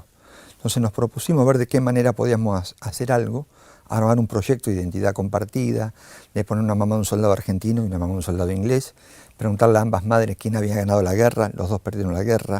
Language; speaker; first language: Spanish; native; Spanish